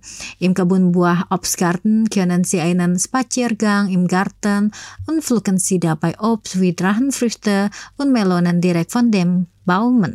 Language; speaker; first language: German; non-native, learner; Indonesian